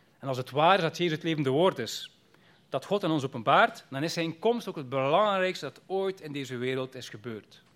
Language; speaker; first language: Dutch; native; Dutch